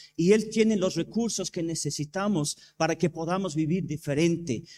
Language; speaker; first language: Spanish; non-native, fluent; English